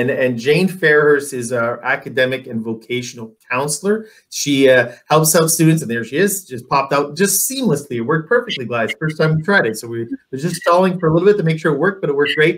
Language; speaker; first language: English; native; English